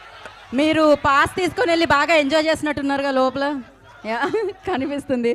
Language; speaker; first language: Telugu; native; Telugu